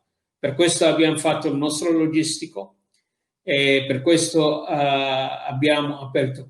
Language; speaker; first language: Italian; non-native, fluent; Arabic